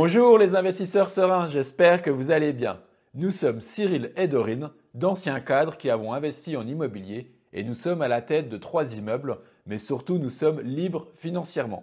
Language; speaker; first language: French; native; French